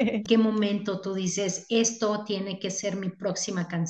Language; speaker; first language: Spanish; native; Spanish